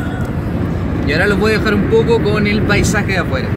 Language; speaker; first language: Spanish; native; Spanish